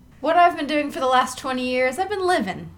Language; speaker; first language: English; native; English